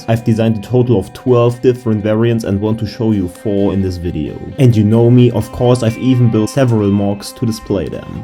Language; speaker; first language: English; non-native, fluent; German